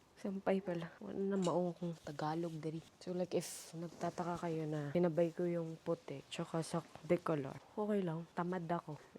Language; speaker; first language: Filipino; non-native, local second language; Cebuano